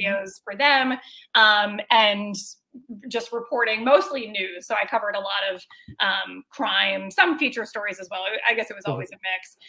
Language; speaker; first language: English; native; English